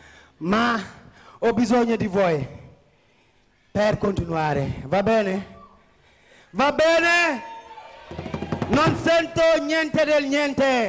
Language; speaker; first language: Italian; non-native, learner; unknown